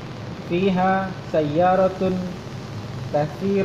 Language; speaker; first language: Arabic; non-native, learner; Indonesian